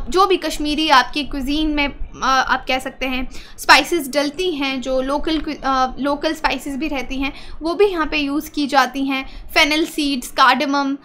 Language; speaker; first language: Hindi; native; Hindi